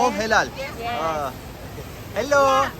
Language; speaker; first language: English; non-native, learner; Turkish